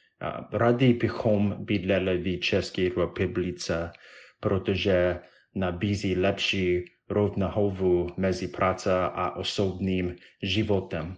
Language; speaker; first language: Czech; non-native, learner; English